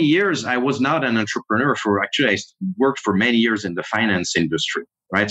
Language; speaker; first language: English; non-native, fluent; French